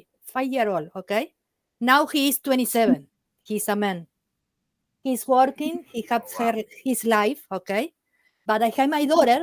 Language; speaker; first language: English; non-native, learner; Spanish